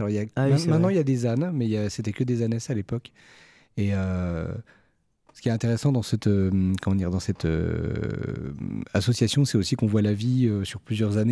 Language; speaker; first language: French; native; French